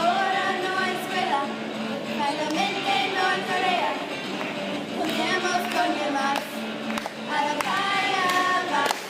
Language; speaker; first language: Spanish; non-native, learner; English